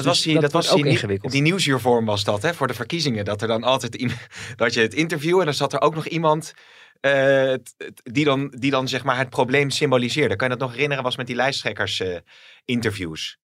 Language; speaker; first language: Dutch; native; Dutch